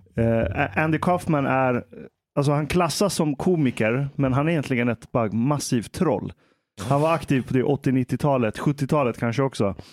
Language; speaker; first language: Swedish; early bilingual, other home language; Persian